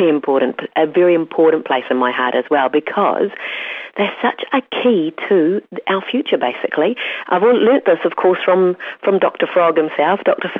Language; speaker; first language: English; native; English